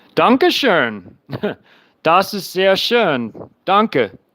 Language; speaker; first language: German; non-native, learner; English